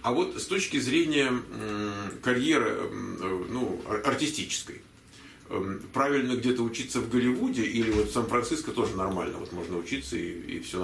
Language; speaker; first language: Russian; native; Russian